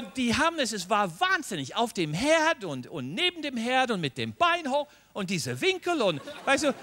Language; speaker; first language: German; non-native, fluent; English